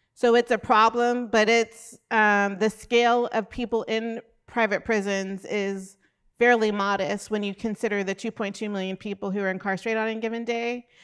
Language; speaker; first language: English; native; English